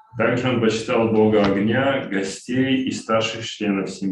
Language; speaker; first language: Russian; native; Russian